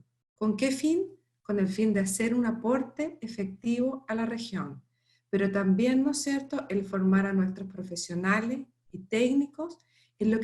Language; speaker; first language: Spanish; native; Spanish